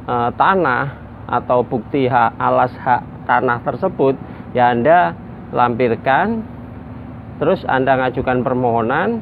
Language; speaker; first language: Indonesian; native; Indonesian